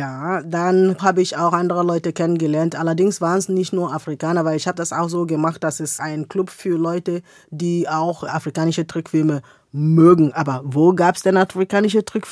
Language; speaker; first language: German; non-native, fluent; Igbo